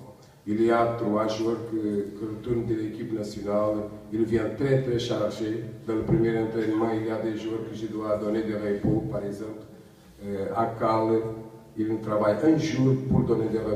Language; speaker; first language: French; non-native, learner; Portuguese